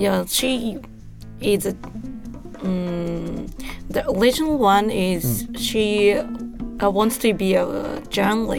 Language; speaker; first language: English; non-native, learner; Japanese